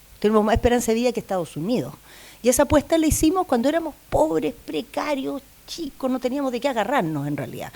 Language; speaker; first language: Spanish; native; Spanish